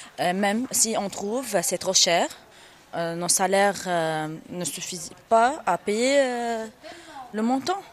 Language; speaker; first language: French; non-native, local second language; Arabic